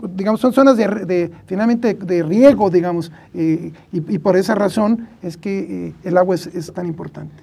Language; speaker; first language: Spanish; native; Spanish